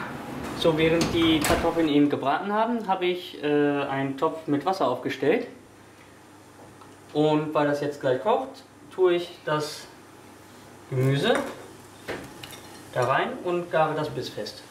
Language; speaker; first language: German; native; German